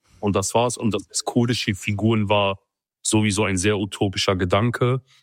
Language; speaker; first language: German; early bilingual, other home language; Kurdish